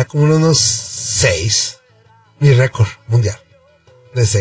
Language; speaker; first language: Spanish; native; Spanish